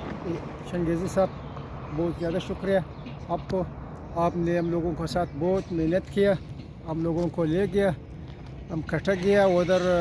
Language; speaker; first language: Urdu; non-native, local second language; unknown